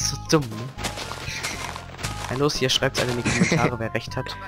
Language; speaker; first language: German; native; German